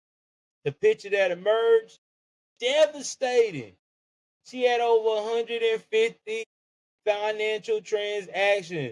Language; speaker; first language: English; native; English